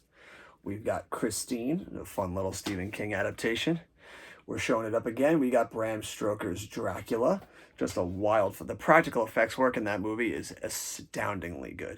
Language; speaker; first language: English; native; English